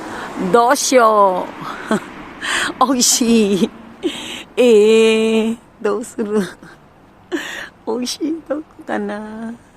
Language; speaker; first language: Japanese; non-native, learner; Filipino